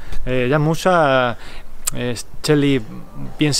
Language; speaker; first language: Polish; non-native, learner; Spanish